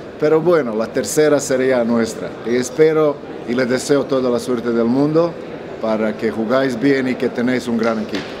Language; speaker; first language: Spanish; non-native, fluent; Croatian